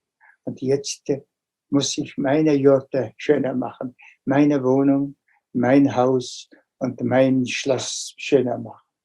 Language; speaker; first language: German; non-native, fluent; Tuvinian